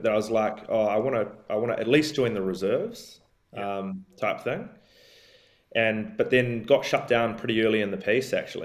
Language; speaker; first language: English; native; English